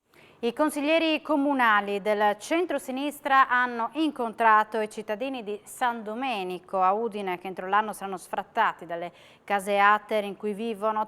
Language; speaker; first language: Italian; native; Italian